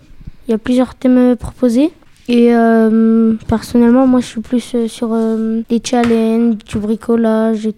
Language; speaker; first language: French; native; French